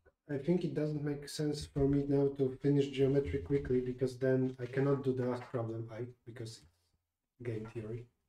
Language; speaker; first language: English; non-native, fluent; Polish